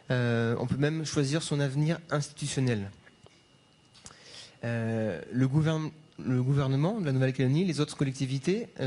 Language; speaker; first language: French; native; French